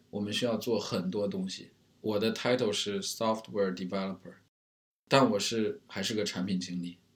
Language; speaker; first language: Chinese; native; Chinese